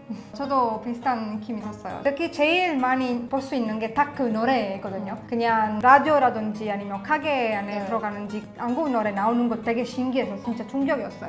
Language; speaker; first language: Korean; non-native, fluent; Italian